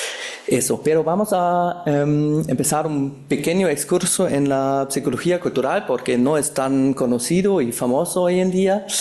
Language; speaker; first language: Spanish; non-native, fluent; German